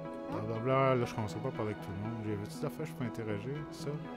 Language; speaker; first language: French; native; French